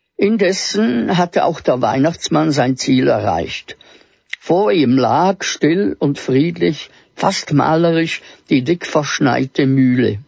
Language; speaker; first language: German; native; German